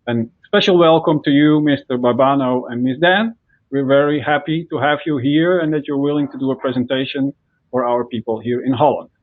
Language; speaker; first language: English; non-native, fluent; Dutch